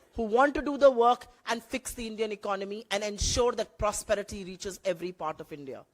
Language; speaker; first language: English; non-native, local second language; Hindi